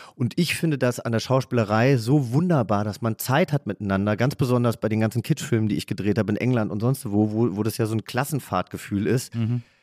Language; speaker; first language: German; native; German